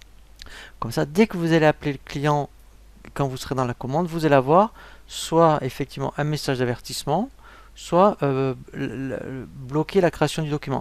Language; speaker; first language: French; native; French